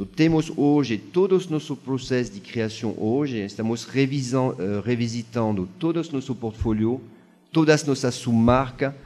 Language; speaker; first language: Portuguese; non-native, fluent; French